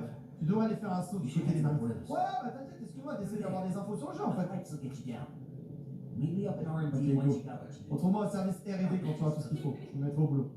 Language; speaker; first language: French; native; French